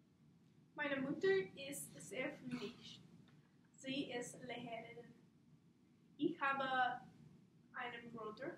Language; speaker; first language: German; non-native, learner; English